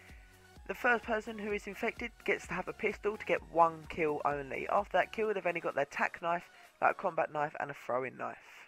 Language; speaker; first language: English; native; English